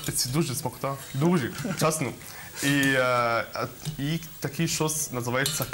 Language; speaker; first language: Ukrainian; non-native, learner; Arabic